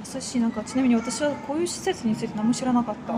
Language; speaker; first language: Japanese; non-native, fluent; Russian